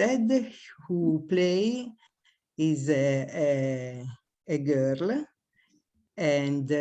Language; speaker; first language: English; non-native, learner; Italian